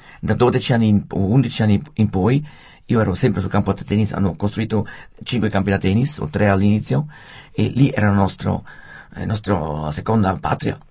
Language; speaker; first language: Italian; non-native, fluent; Swiss German